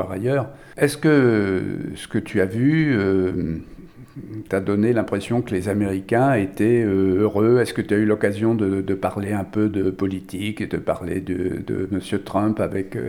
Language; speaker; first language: French; native; French